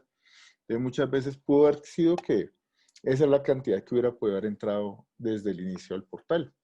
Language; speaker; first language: Spanish; native; Spanish